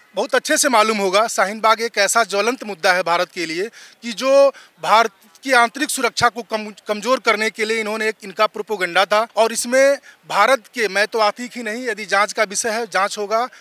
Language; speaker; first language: Hindi; native; Hindi